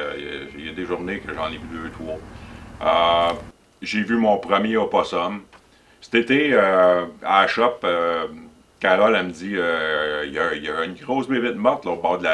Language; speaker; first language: French; native; French